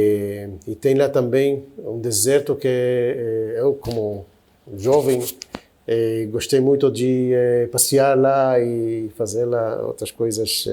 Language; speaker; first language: Portuguese; non-native, fluent; Hebrew